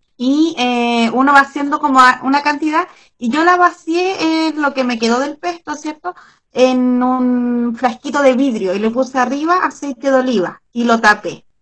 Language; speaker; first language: Spanish; native; Spanish